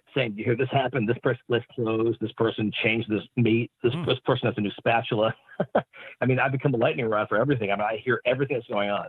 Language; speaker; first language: English; native; English